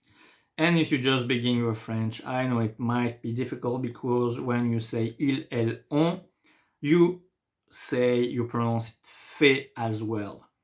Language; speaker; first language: English; non-native, fluent; French